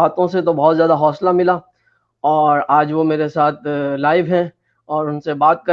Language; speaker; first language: Hindi; non-native, fluent; Urdu